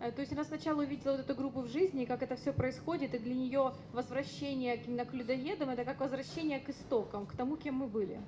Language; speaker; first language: Russian; native; Russian